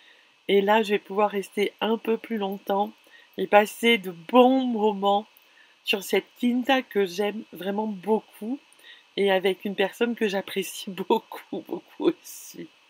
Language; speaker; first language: French; native; French